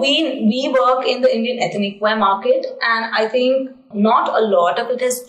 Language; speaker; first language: English; non-native, local second language; Hindi